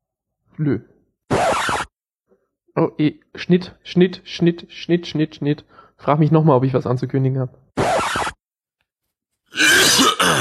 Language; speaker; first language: German; native; German